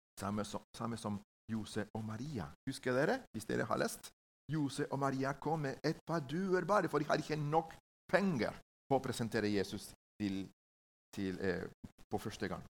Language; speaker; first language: Norwegian; non-native, learner; Spanish